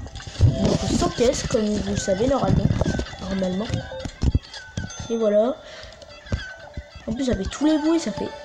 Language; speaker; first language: French; native; French